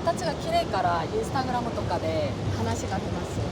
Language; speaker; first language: Japanese; non-native, fluent; Korean